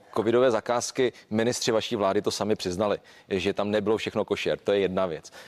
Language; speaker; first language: Czech; native; Czech